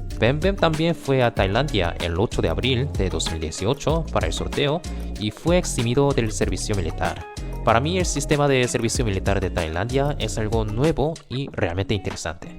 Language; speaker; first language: Spanish; non-native, fluent; Korean